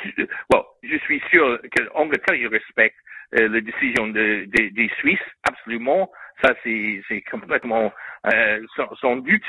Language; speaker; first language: French; non-native, learner; English